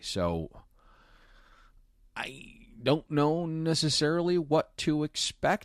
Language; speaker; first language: English; native; English